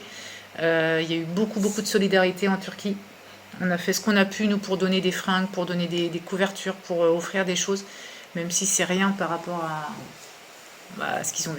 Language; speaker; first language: French; native; French